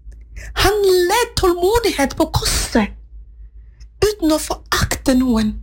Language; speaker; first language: Norwegian; non-native, fluent; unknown